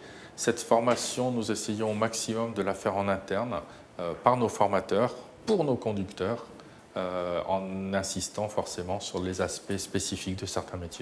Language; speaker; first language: French; native; French